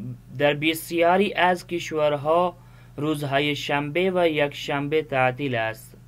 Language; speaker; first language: Persian; non-native, fluent; Urdu